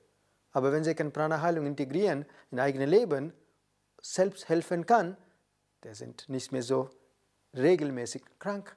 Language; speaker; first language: German; non-native, learner; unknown